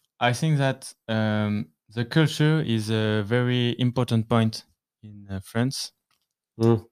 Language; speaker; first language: English; non-native, learner; French